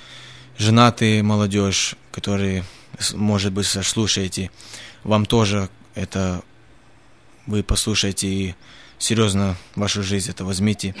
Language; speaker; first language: Russian; early bilingual, heritage; Russian